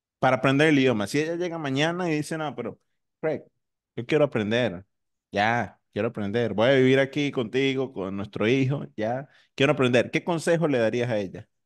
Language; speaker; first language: Spanish; native; Spanish